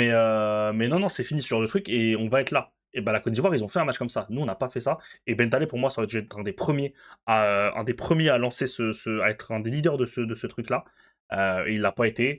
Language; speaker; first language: French; native; French